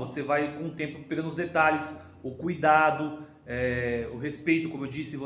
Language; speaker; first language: Portuguese; native; Portuguese